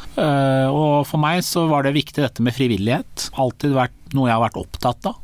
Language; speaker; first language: Norwegian; early bilingual, other home language; Persian